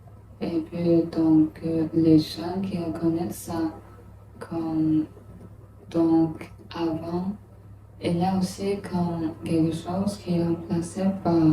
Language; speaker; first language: French; non-native, learner; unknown